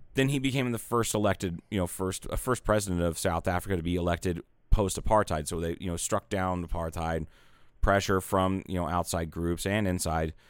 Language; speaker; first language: English; native; English